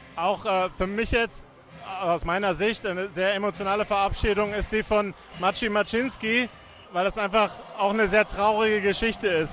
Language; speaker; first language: German; native; German